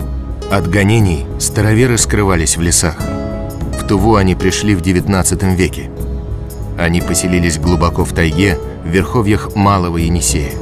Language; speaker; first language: Russian; native; Russian